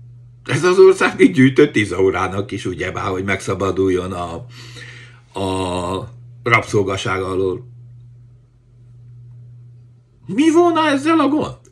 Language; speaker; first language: Hungarian; native; Hungarian